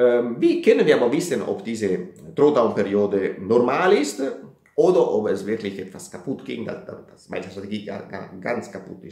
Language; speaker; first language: German; non-native, fluent; Italian